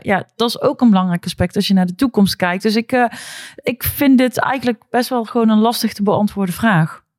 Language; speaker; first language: Dutch; native; Dutch